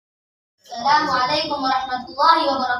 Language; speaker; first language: Arabic; non-native, learner; Urdu